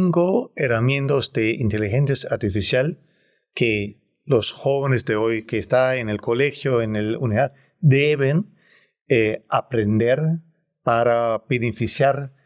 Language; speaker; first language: Spanish; non-native, fluent; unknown